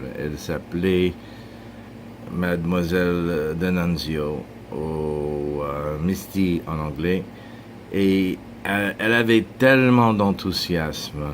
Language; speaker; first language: French; non-native, fluent; English